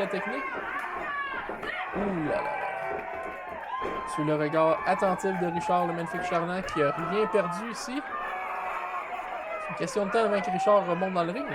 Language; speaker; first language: French; native; French